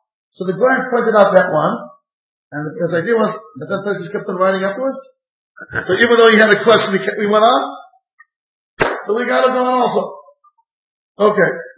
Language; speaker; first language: English; native; English